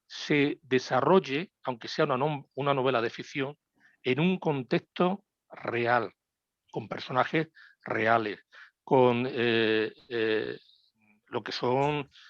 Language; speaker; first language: Spanish; native; Spanish